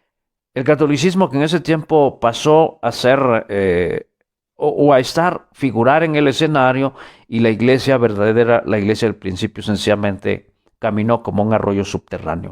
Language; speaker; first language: Spanish; native; Spanish